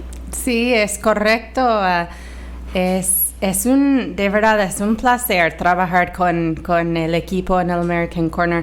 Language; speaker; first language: Spanish; non-native, fluent; English